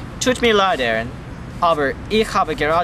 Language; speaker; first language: German; non-native, learner; English